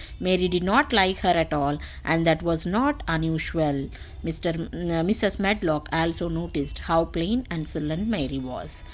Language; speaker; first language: English; non-native, local second language; Telugu